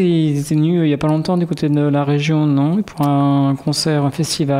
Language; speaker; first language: French; native; French